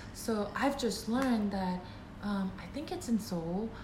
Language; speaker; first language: English; non-native, fluent; Korean